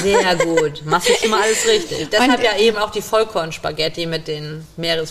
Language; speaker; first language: German; native; German